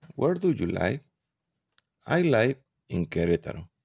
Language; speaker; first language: English; non-native, learner; Spanish